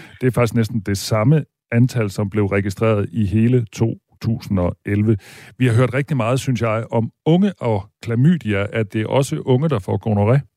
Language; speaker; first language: Danish; native; Danish